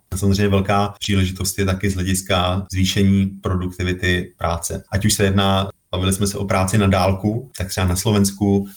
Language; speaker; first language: Czech; native; Czech